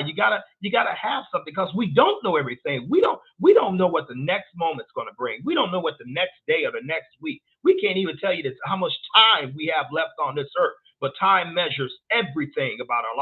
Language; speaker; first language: English; native; English